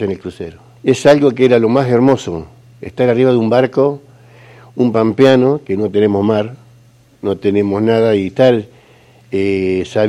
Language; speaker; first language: Spanish; native; Spanish